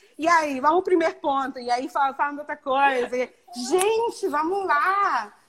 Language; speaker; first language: Portuguese; non-native, fluent; Spanish